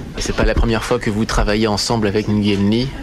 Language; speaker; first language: French; native; French